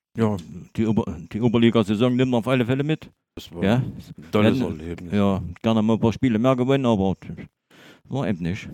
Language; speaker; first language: German; native; German